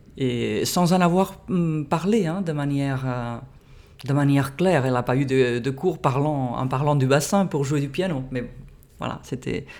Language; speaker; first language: French; non-native, fluent; Catalan